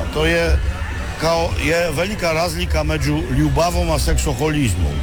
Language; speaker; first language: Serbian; non-native, learner; Polish